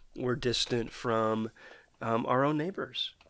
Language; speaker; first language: English; native; English